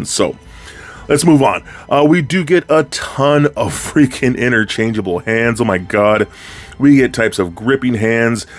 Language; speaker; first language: English; native; English